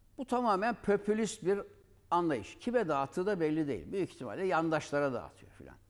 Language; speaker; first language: Turkish; native; Turkish